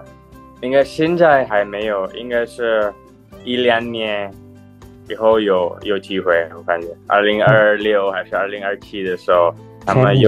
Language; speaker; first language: Chinese; non-native, fluent; Indonesian